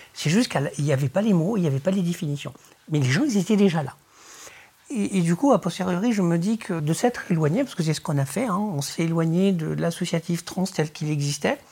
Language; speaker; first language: French; early bilingual, other home language; Spanish